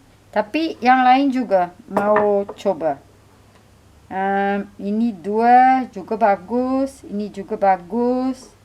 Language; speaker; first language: Indonesian; non-native, fluent; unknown